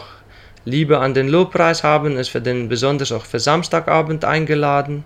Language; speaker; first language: German; non-native, local second language; Plautdietsch